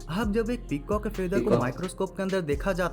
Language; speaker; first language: Hindi; native; Hindi